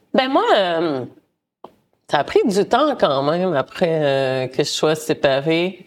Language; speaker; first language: French; native; French